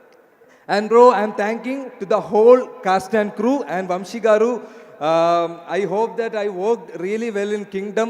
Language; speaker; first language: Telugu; non-native, learner; Malayalam